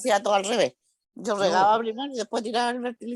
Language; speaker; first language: Spanish; native; Spanish